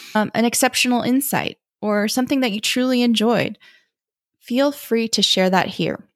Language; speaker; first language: English; early bilingual, other home language; German